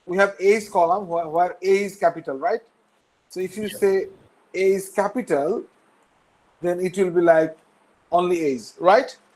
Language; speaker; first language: English; non-native, local second language; Bangla